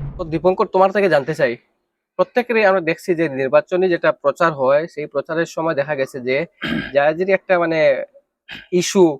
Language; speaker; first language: Bangla; non-native, local second language; Sylheti